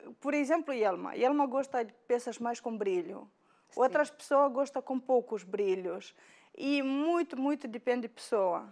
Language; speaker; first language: Portuguese; non-native, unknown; Romanian